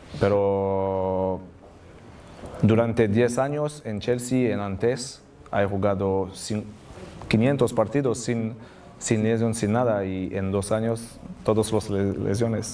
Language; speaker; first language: Spanish; non-native, learner; French